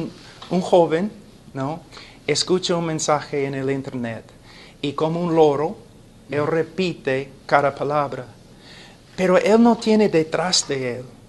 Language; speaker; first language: Spanish; non-native, fluent; English